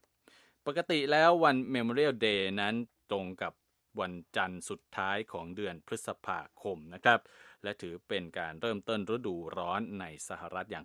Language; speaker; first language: Thai; native; Thai